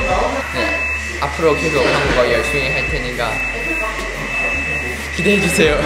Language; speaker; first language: Korean; early bilingual, heritage; English